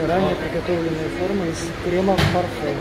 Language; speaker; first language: Russian; native; Russian